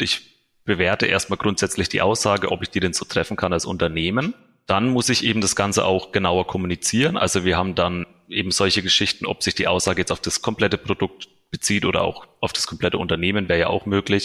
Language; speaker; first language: German; native; German